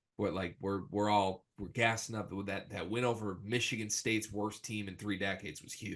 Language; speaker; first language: English; native; English